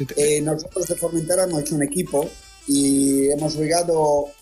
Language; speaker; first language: Spanish; non-native, learner; Italian